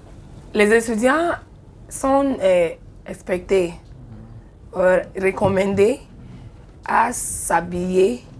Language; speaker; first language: French; non-native, learner; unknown